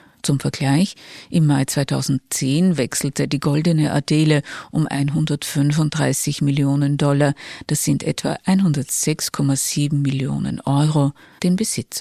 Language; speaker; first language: German; native; German